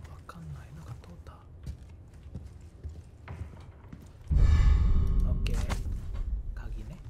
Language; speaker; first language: Japanese; non-native, fluent; Indonesian